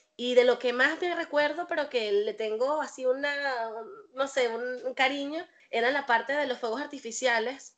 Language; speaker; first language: Spanish; native; Spanish